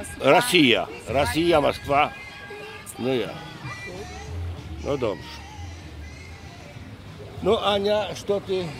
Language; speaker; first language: Russian; non-native, learner; Polish